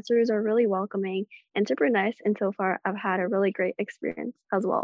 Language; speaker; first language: English; non-native, local second language; Cantonese